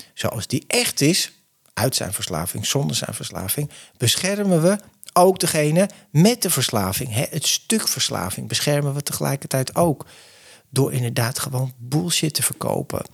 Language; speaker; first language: Dutch; native; Dutch